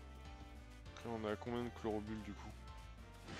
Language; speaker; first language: French; native; French